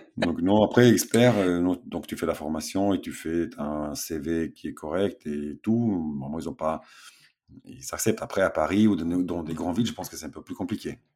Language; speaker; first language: French; non-native, fluent; Romanian